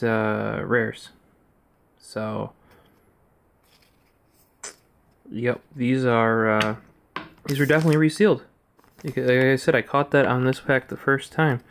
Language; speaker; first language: English; native; English